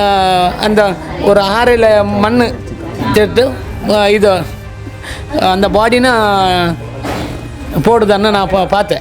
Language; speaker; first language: Tamil; non-native, learner; Kannada